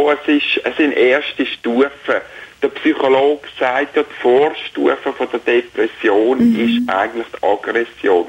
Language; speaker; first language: German; native; German